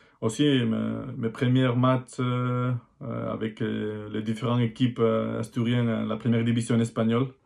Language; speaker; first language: French; non-native, fluent; Spanish